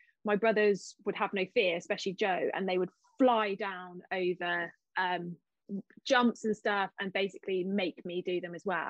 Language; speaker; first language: English; native; English